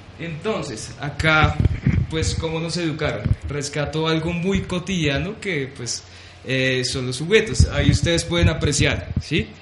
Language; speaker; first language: Spanish; native; Spanish